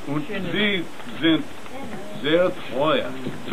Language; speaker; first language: German; non-native, learner; English